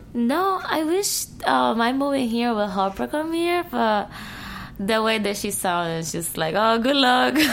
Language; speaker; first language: English; non-native, learner; Spanish